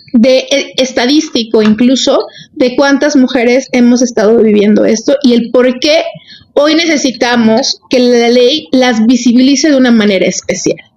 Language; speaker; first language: Spanish; native; Spanish